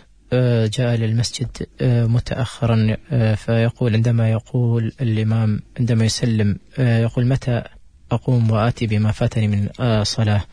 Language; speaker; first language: Arabic; native; Arabic